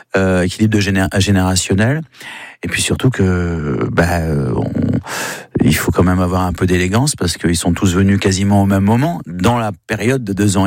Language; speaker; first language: French; native; French